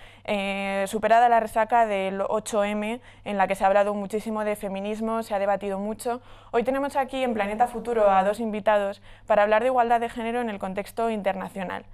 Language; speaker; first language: Spanish; native; Spanish